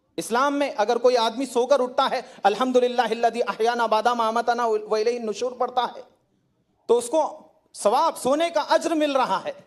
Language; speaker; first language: Hindi; native; Hindi